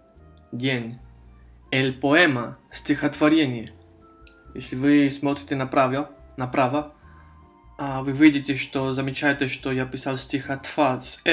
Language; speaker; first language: Russian; non-native, fluent; Spanish